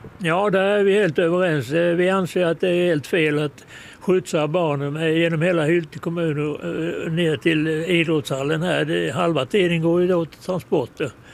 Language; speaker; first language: Swedish; native; Swedish